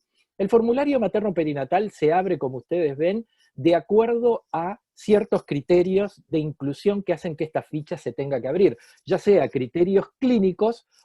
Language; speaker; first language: Spanish; native; Spanish